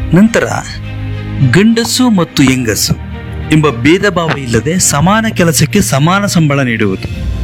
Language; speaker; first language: Kannada; native; Kannada